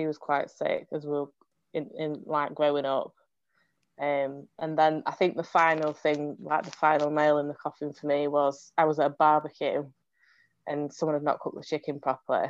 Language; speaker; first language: English; native; English